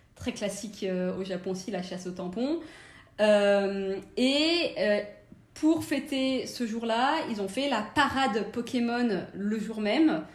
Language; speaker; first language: French; native; French